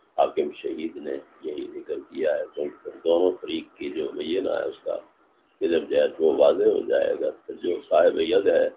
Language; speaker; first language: Urdu; non-native, local second language; Punjabi